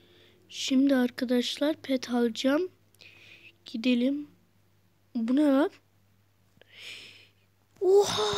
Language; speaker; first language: Turkish; native; Turkish